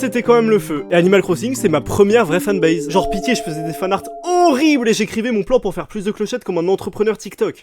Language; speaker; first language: French; native; French